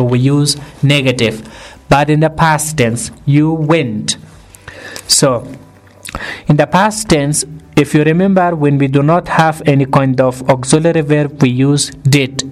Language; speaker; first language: English; non-native, fluent; Persian